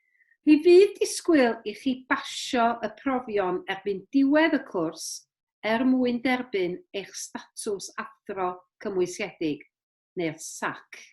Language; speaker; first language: Welsh; native; Welsh